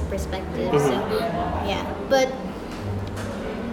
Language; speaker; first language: English; non-native, local second language; Filipino